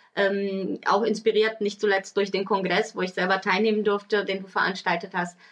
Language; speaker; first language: German; early bilingual, other home language; Portuguese